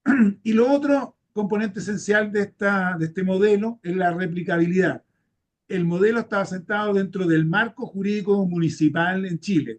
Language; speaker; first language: Spanish; native; Spanish